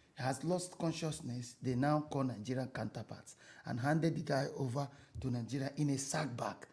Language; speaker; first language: English; non-native, local second language; Igbo